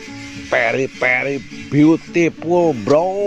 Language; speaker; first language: English; non-native, learner; Indonesian